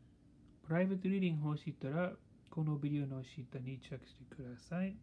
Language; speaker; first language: Japanese; non-native, learner; English